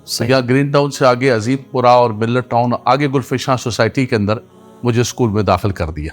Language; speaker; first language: Urdu; non-native, local second language; Gujari